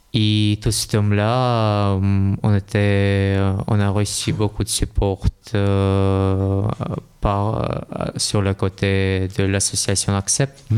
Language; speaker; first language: French; non-native, fluent; Russian